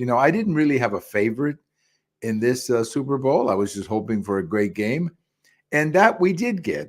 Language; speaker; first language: English; early bilingual, other home language; Spanish